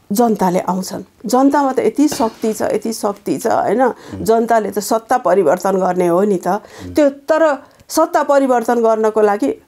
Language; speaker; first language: Nepali; native; Nepali